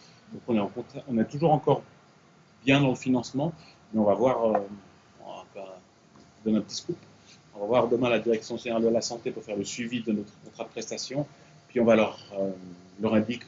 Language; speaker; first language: French; native; French